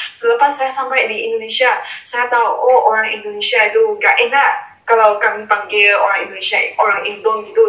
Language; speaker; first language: Indonesian; non-native, fluent; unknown